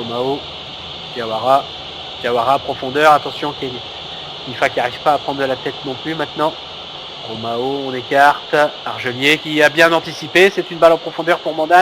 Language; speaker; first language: French; native; French